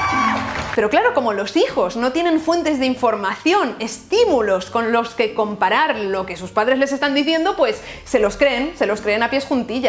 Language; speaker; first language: Spanish; native; Spanish